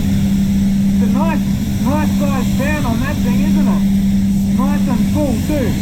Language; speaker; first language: English; native; English